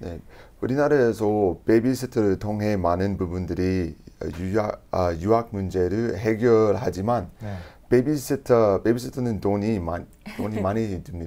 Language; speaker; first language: Korean; non-native, learner; English